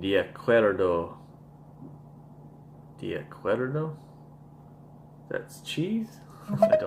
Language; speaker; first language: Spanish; non-native, learner; English